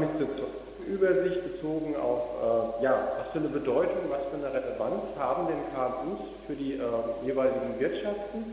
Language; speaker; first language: German; native; German